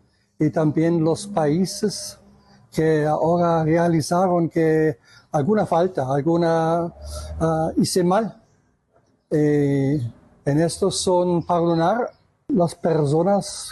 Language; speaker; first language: Spanish; non-native, learner; German